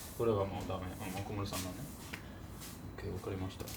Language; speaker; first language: Japanese; non-native, learner; English